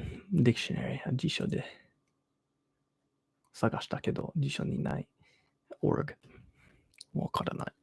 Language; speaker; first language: Japanese; non-native, learner; English